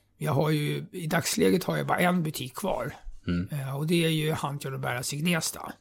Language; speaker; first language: Swedish; native; Swedish